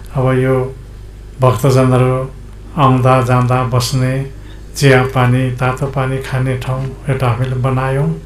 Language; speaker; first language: Nepali; non-native, local second language; Limbu